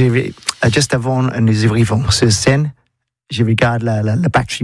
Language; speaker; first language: French; non-native, learner; English